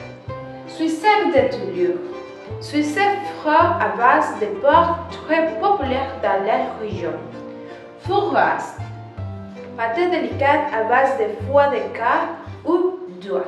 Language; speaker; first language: French; non-native, learner; Spanish